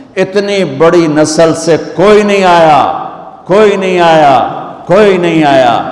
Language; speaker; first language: Urdu; non-native, local second language; Punjabi